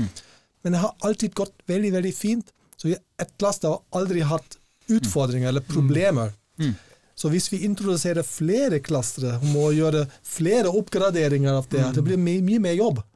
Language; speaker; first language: Norwegian; non-native, fluent; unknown